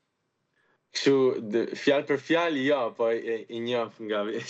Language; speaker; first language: Albanian; early bilingual, heritage; Albanian